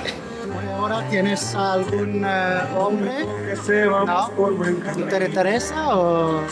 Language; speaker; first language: Spanish; non-native, learner; English